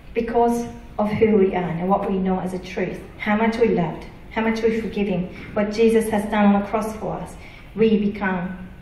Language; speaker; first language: English; non-native, fluent; Japanese